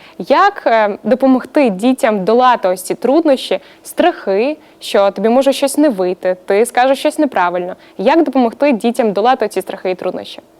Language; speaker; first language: Ukrainian; native; Ukrainian